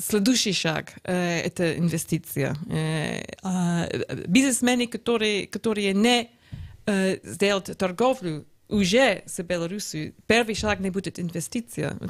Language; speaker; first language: Russian; non-native, learner; English